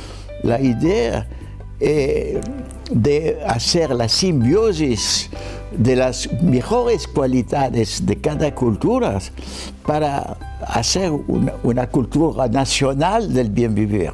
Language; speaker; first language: Spanish; non-native, fluent; French